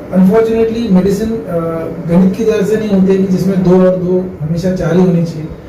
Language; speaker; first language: Hindi; non-native, local second language; Marathi